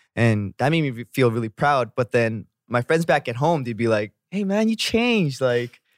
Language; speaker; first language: English; native; English